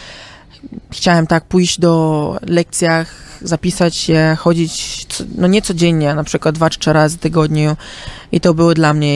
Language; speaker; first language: Polish; early bilingual, heritage; Polish